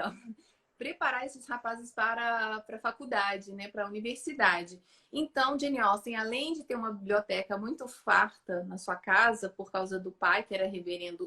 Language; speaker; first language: Portuguese; native; Portuguese